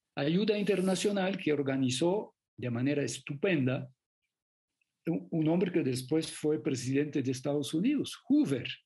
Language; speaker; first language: Spanish; non-native, fluent; French